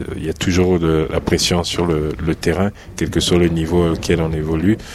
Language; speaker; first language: French; native; French